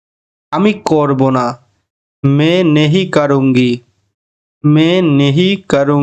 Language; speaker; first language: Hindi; non-native, learner; Bangla